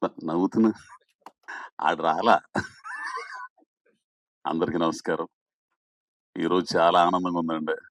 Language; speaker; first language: Telugu; native; Telugu